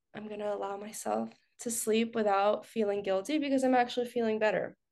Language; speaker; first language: English; early bilingual, other home language; Spanish